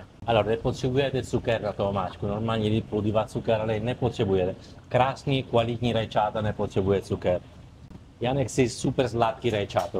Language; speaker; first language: Czech; non-native, learner; Italian